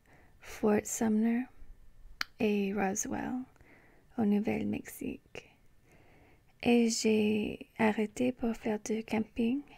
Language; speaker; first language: French; non-native, learner; English